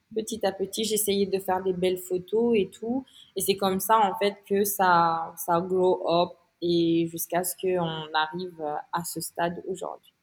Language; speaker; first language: French; non-native, local second language; Malagasy